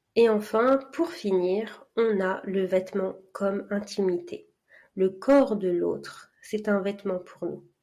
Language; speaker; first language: French; early bilingual, other home language; Arabic